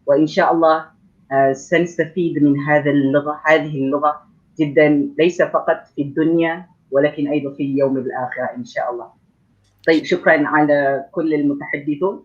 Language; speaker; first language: Arabic; non-native, fluent; Malay